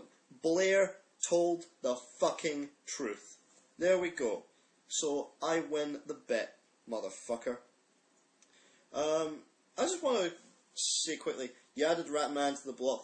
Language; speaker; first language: English; native; English